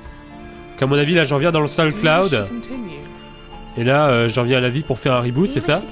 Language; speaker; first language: French; native; French